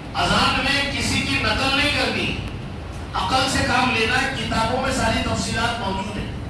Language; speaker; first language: Urdu; native; Urdu